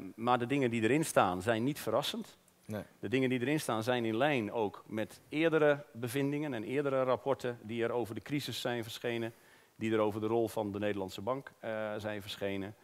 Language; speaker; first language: Dutch; native; Dutch